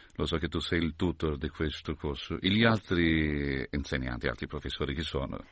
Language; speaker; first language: Italian; non-native, fluent; Portuguese